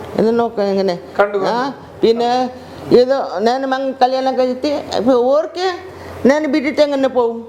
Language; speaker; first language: Malayalam; non-native, learner; Hindi